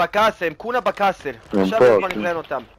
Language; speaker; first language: Hebrew; native; Hebrew